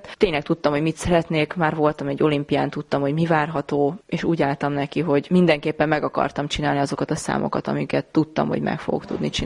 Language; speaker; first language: Hungarian; native; Hungarian